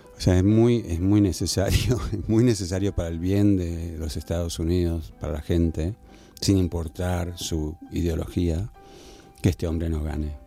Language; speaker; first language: Spanish; native; Spanish